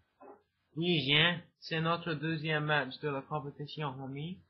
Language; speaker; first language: French; non-native, learner; English